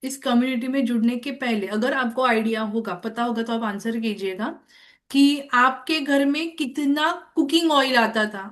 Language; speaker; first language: Hindi; non-native, local second language; Marathi